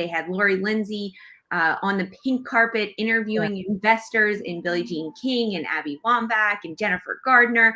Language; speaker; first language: English; native; English